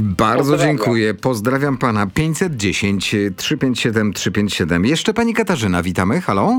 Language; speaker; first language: Polish; native; Polish